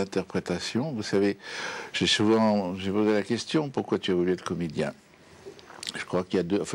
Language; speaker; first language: French; native; French